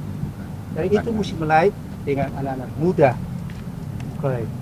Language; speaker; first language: Indonesian; early bilingual, heritage; Indonesian